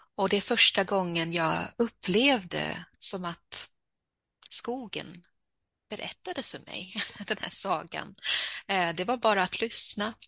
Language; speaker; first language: Swedish; early bilingual, other home language; English